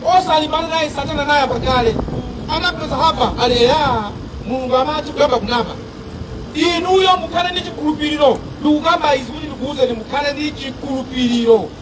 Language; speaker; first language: Nyanja; native; Nyanja